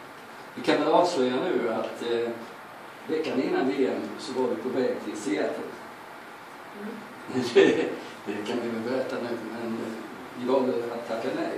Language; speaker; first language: Swedish; native; Swedish